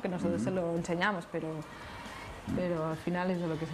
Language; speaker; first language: Spanish; native; Spanish